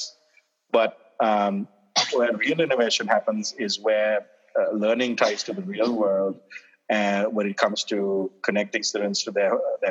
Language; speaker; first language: English; non-native, local second language; Sinhala